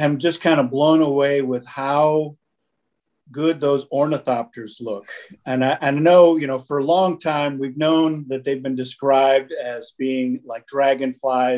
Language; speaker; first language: English; native; English